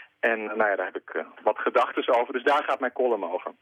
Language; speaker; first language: Dutch; native; Dutch